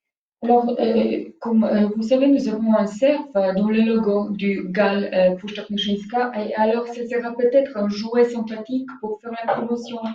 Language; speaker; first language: French; non-native, fluent; Polish